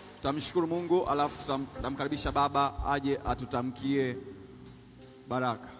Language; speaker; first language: Swahili; native; Swahili